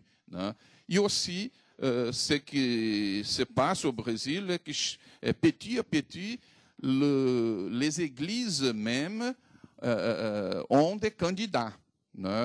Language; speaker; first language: French; non-native, fluent; Portuguese